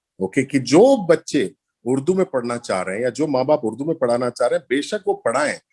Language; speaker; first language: Hindi; non-native, local second language; Urdu